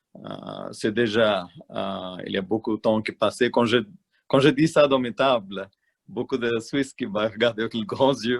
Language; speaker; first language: French; non-native, learner; Malayalam